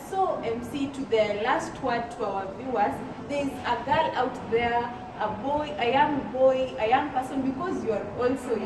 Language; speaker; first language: English; non-native, local second language; Swahili